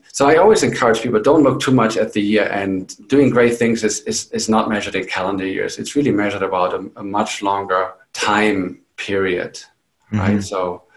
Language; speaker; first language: English; non-native, fluent; German